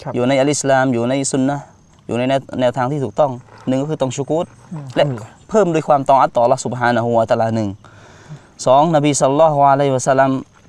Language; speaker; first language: Thai; non-native, local second language; Malay